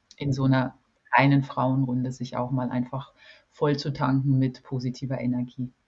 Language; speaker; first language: German; native; German